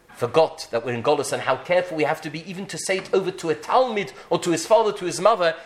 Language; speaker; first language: English; native; English